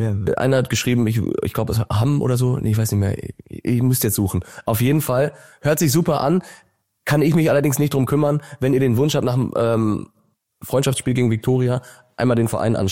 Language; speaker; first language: German; native; German